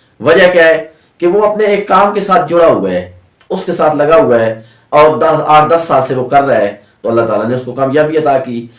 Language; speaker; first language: Urdu; non-native, local second language; Punjabi